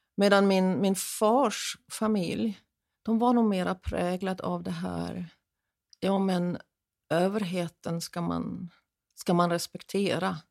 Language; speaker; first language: Swedish; non-native, fluent; German